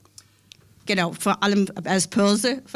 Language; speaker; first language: German; non-native, learner; English